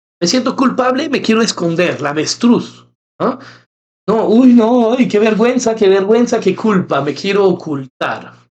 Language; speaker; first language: Spanish; non-native, fluent; French